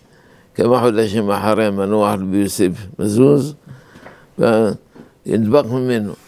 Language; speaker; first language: Hebrew; non-native, fluent; Arabic